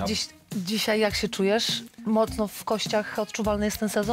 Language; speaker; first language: Polish; native; Polish